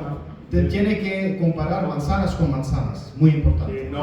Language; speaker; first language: Spanish; non-native, learner; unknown